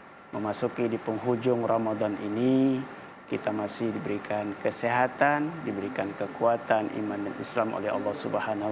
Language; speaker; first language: Indonesian; native; Indonesian